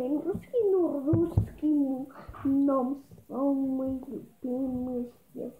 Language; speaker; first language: Russian; early bilingual, heritage; Russian